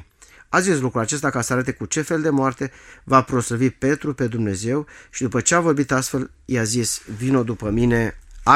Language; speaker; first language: Romanian; native; Romanian